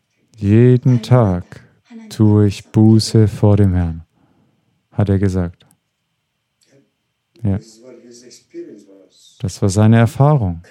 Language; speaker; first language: German; non-native, fluent; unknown